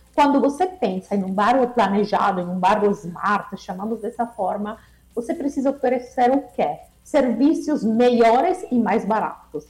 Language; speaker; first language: Portuguese; non-native, fluent; Italian